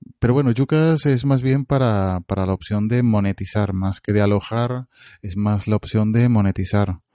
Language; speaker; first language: Spanish; native; Spanish